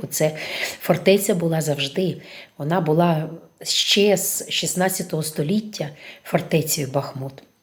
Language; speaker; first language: Ukrainian; non-native, local second language; Russian